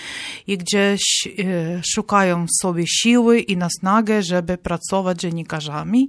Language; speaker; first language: Polish; non-native, fluent; Ukrainian